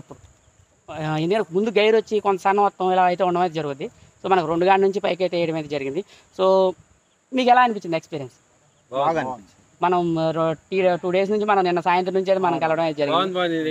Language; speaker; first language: Telugu; native; Telugu